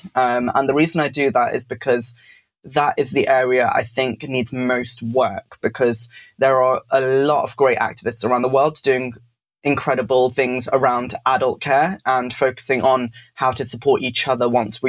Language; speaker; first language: English; native; English